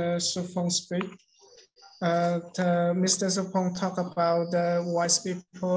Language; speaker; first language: English; non-native, learner; Khmer